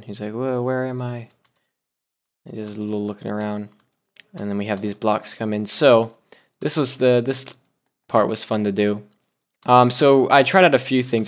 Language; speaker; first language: English; native; English